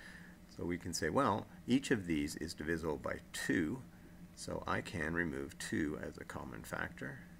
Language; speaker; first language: English; native; English